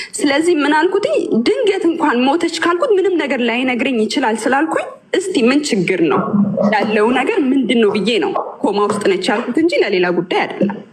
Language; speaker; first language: Amharic; native; Amharic